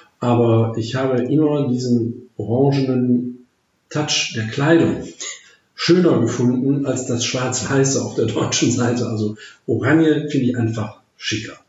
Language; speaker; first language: German; native; German